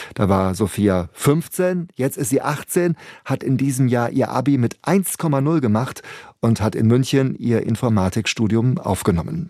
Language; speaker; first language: German; native; German